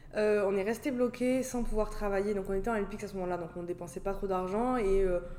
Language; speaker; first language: French; native; French